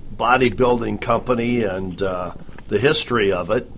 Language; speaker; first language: English; native; English